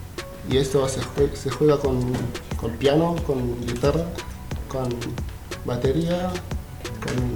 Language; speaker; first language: Spanish; non-native, learner; Haitian Creole